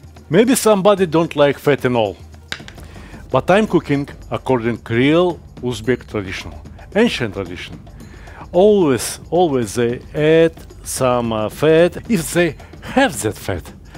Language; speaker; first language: English; non-native, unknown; Russian